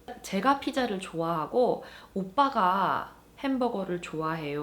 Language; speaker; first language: Korean; early bilingual, heritage; Korean